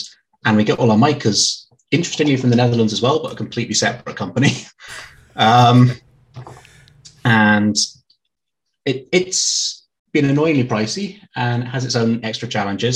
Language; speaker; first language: English; native; English